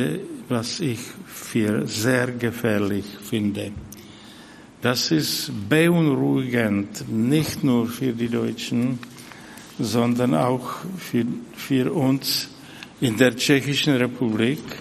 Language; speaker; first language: German; non-native, fluent; Czech